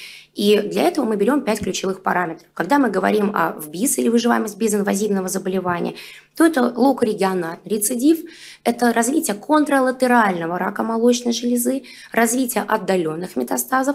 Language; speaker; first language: Russian; native; Russian